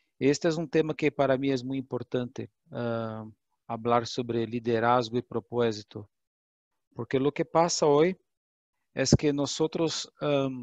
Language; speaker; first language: Portuguese; non-native, learner; Spanish